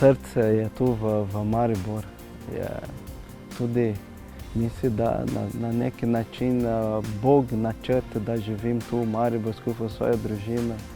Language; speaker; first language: Slovenian; non-native, fluent; Portuguese